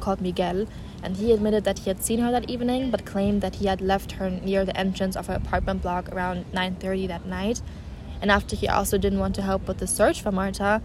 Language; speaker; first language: English; non-native, fluent; German